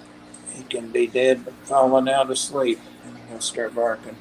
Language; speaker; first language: English; native; English